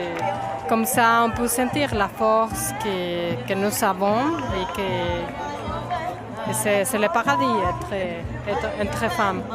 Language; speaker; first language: French; non-native, fluent; Spanish